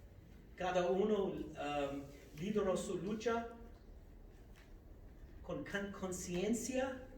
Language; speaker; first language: Spanish; non-native, fluent; English